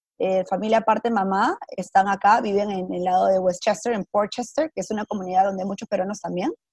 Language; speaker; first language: Spanish; native; Spanish